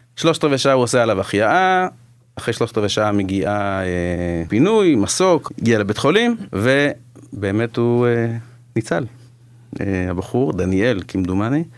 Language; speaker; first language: Hebrew; native; Hebrew